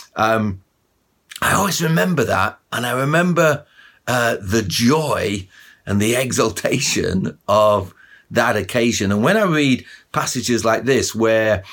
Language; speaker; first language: English; native; English